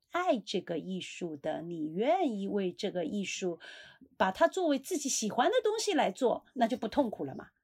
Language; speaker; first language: Chinese; native; Chinese